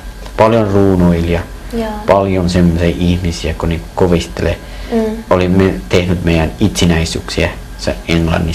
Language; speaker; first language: Finnish; non-native, learner; Persian